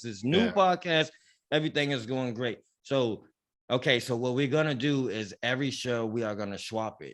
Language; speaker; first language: English; native; English